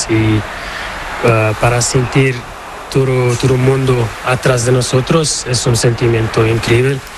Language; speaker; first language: Spanish; non-native, learner; Portuguese